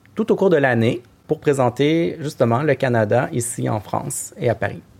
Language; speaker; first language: French; native; French